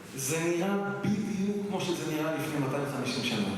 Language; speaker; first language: Hebrew; early bilingual, other home language; English